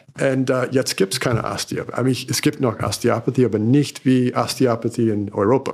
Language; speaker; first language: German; non-native, fluent; English